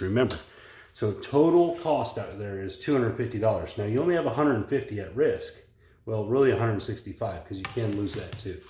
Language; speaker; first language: English; native; English